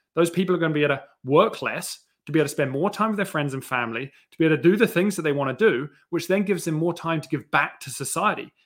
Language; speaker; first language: English; native; English